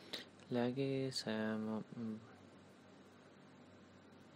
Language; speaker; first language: Indonesian; non-native, learner; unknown